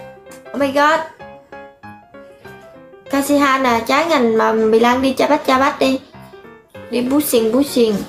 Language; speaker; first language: Indonesian; non-native, learner; Vietnamese